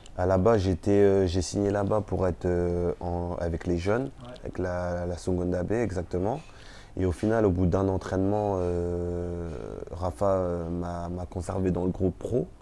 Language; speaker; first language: French; early bilingual, other home language; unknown